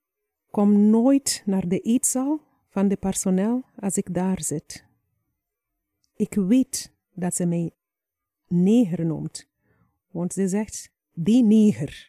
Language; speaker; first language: Dutch; non-native, fluent; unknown